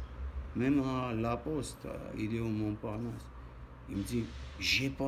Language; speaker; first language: French; non-native, learner; Armenian